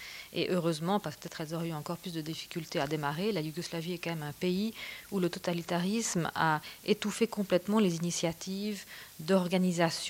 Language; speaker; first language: French; native; French